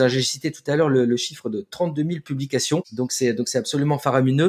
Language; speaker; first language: French; native; French